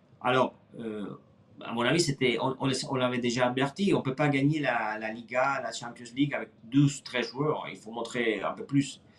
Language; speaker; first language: French; non-native, fluent; Spanish